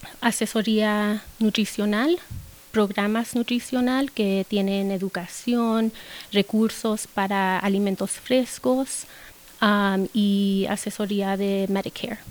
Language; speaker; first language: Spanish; early bilingual, heritage; Spanish